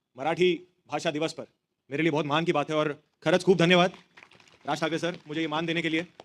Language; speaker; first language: Hindi; native; Hindi